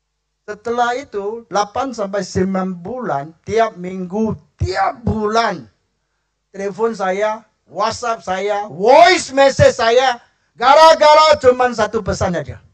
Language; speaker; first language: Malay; non-native, local second language; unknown